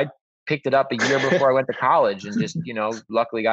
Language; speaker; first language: English; native; English